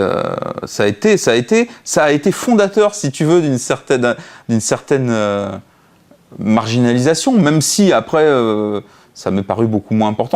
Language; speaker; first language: French; native; French